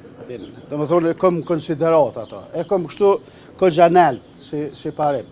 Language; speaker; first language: Albanian; native; Albanian